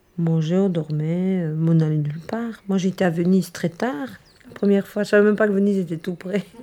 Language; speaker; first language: French; early bilingual, other home language; Italian